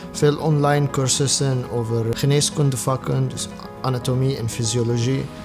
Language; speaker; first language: Dutch; non-native, learner; Arabic